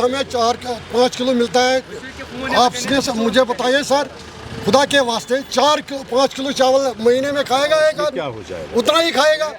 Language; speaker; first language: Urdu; non-native, local second language; Kashmiri